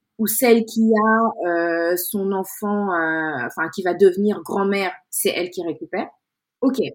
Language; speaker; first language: French; non-native, local second language; Wolof